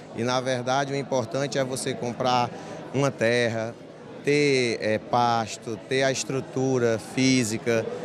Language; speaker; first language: Portuguese; native; Portuguese